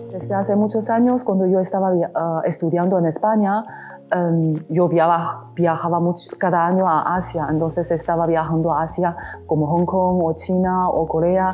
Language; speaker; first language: Spanish; non-native, learner; Chinese